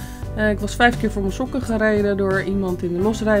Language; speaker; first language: Dutch; native; Dutch